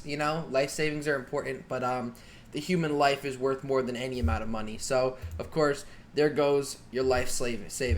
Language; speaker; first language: English; native; English